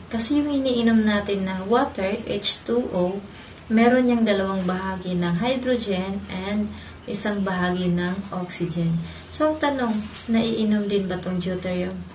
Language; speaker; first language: Filipino; non-native, local second language; Cebuano